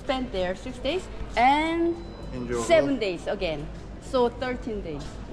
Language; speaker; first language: English; non-native, learner; Korean